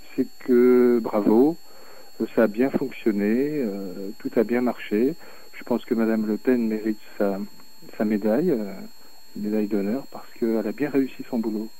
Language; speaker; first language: French; native; French